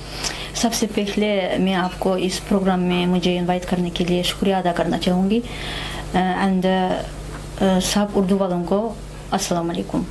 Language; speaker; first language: Hindi; non-native, fluent; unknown